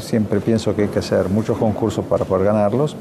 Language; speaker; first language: Spanish; native; Spanish